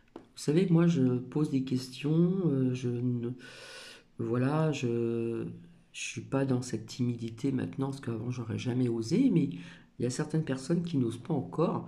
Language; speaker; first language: French; native; French